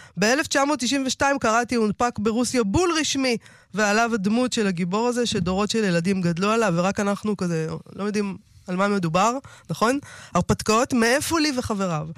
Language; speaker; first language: Hebrew; native; Hebrew